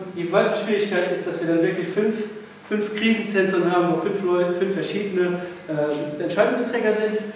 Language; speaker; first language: German; non-native, local second language; Luxembourgish